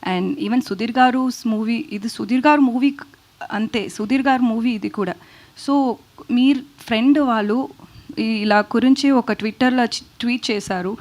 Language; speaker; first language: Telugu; non-native, learner; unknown